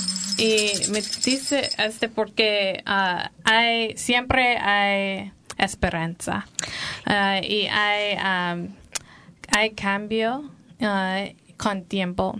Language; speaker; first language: Spanish; non-native, learner; English